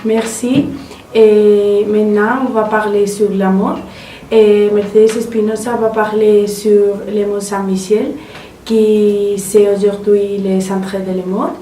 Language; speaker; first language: French; non-native, learner; Spanish